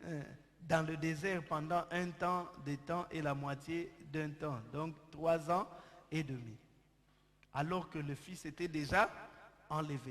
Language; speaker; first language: French; non-native, local second language; Lingala